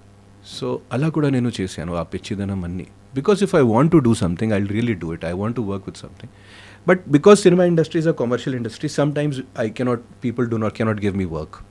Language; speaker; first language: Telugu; non-native, fluent; Hindi